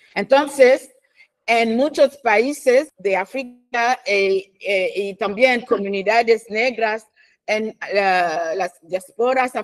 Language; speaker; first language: Spanish; non-native, fluent; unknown